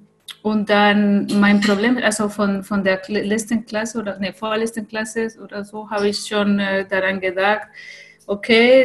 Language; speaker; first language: German; non-native, fluent; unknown